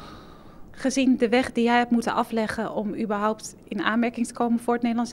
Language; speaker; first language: Dutch; native; Dutch